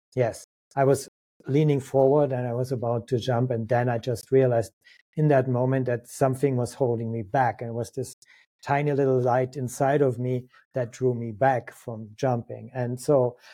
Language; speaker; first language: English; non-native, fluent; German